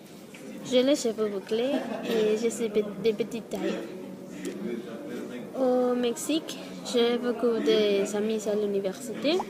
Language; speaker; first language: French; non-native, learner; Spanish